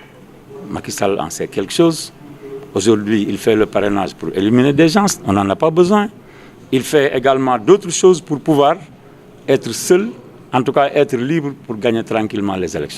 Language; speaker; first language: French; non-native, local second language; Wolof